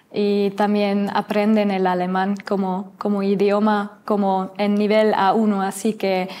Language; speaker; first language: Spanish; non-native, learner; German